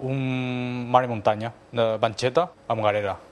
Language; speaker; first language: Catalan; non-native, fluent; Chinese